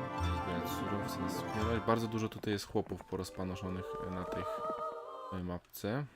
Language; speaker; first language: Polish; native; Polish